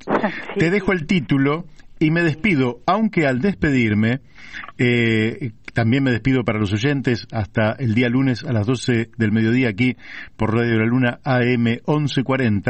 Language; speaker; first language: Spanish; native; Spanish